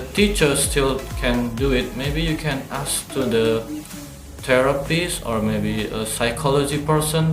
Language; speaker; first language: English; non-native, learner; Indonesian